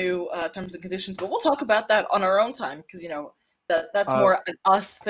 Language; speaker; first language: English; native; English